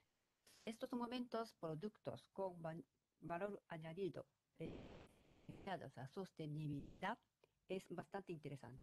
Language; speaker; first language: Spanish; non-native, fluent; Japanese